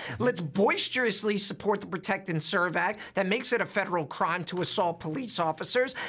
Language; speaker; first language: English; native; English